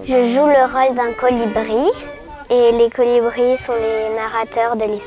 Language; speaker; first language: French; early bilingual, other home language; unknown